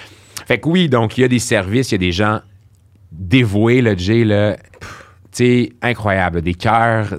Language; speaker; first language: French; early bilingual, other home language; Arabic